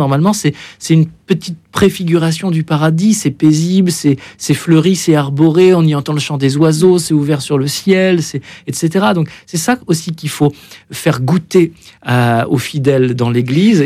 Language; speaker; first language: French; native; French